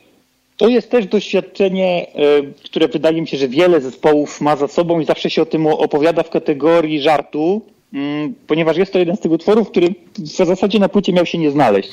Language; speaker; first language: Polish; native; Polish